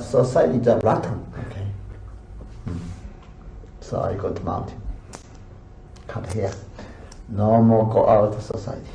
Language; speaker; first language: English; non-native, learner; Korean